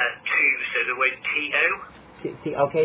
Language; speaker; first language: English; native; English